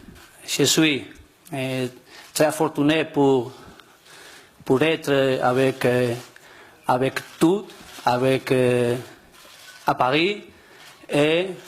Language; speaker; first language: French; non-native, learner; Spanish